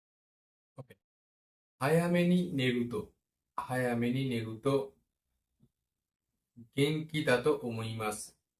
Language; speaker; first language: Japanese; non-native, learner; Bangla